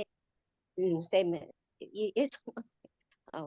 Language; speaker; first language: Spanish; non-native, learner; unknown